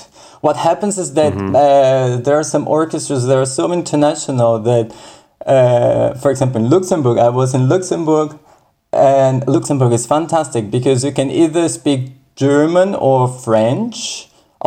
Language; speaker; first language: English; non-native, fluent; Portuguese